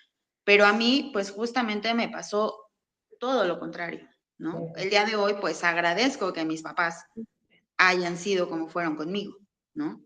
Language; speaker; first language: Spanish; native; Spanish